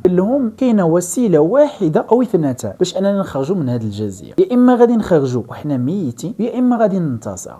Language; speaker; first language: Arabic; native; Arabic